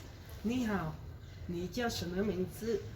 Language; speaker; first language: Chinese; non-native, learner; Lao